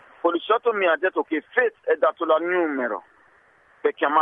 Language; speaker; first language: Italian; non-native, learner; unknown